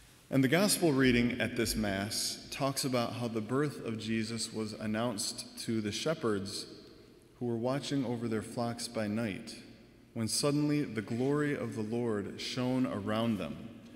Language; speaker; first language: English; native; English